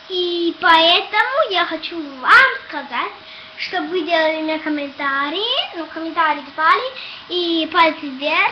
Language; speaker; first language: Russian; early bilingual, heritage; Russian